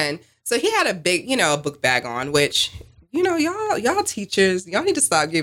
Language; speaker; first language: English; native; English